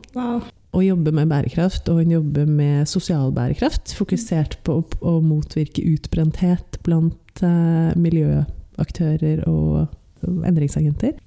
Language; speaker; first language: Norwegian; native; Norwegian